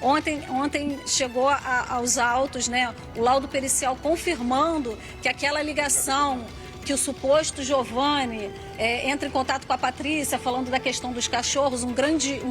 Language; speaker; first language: Portuguese; native; Portuguese